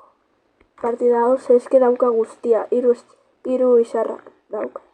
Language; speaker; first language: Basque; non-native, local second language; Spanish